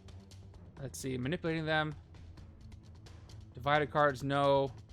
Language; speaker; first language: English; native; English